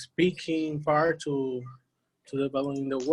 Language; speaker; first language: English; non-native, learner; Spanish